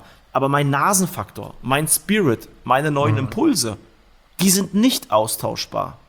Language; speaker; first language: German; native; German